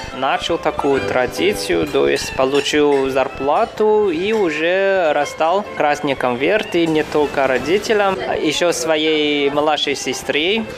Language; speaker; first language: Russian; non-native, learner; Chinese